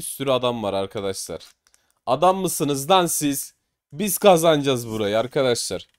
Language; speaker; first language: Turkish; native; Turkish